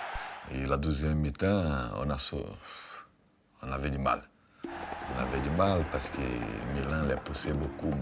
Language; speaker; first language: French; non-native, fluent; Portuguese